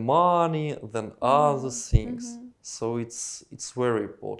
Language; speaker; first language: English; non-native, learner; Russian